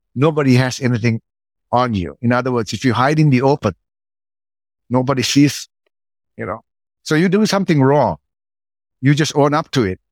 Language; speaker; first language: English; non-native, local second language; Sinhala